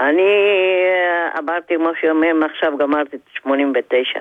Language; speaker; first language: Hebrew; non-native, fluent; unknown